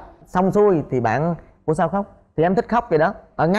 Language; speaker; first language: Vietnamese; native; Vietnamese